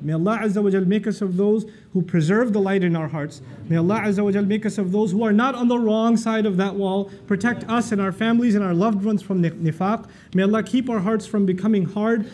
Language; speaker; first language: English; native; English